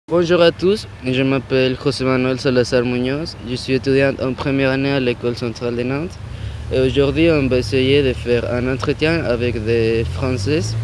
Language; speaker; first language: French; non-native, fluent; Spanish